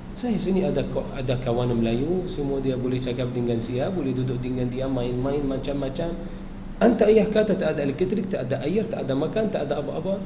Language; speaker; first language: Malay; non-native, fluent; Arabic